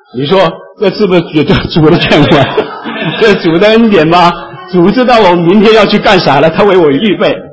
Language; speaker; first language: Chinese; native; Chinese